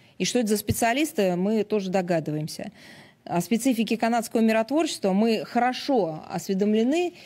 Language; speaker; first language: Russian; native; Russian